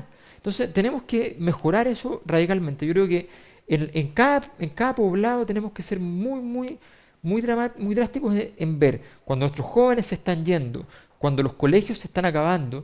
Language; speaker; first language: Spanish; native; Spanish